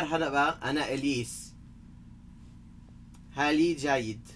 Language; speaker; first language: Arabic; non-native, learner; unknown